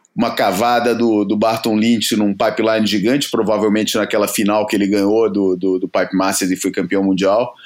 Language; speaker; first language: Portuguese; native; Portuguese